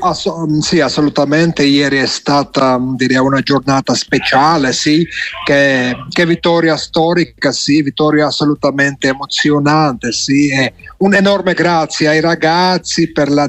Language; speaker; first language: Italian; non-native, fluent; Georgian